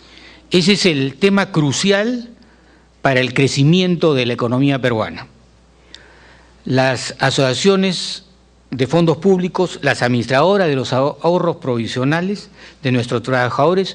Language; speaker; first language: Spanish; native; Spanish